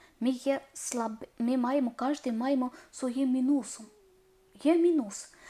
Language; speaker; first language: Ukrainian; non-native, learner; Malayalam